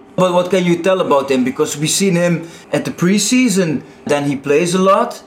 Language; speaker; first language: English; non-native, fluent; Dutch